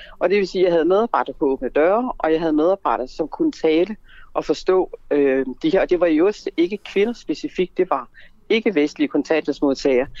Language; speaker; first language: Danish; native; Danish